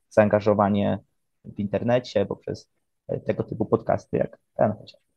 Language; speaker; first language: Polish; native; Polish